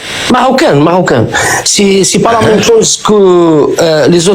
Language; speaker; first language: French; non-native, local second language; Arabic